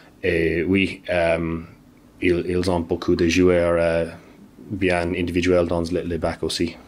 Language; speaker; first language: French; non-native, learner; English